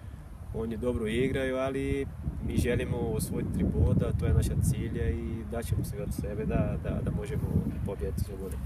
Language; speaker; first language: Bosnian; non-native, fluent; Portuguese